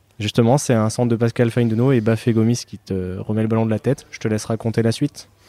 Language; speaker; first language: French; native; French